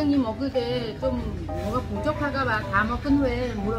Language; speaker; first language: Korean; non-native, learner; Vietnamese